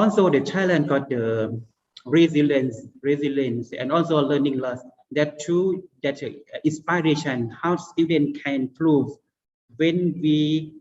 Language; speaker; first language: English; non-native, learner; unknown